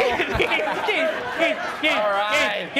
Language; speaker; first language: English; native; English